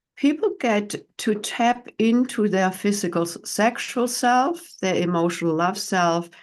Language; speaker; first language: English; non-native, fluent; German